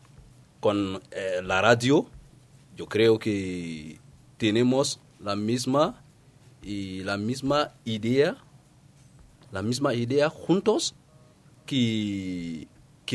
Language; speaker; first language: Spanish; non-native, learner; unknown